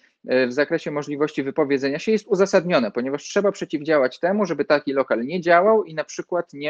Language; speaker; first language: Polish; native; Polish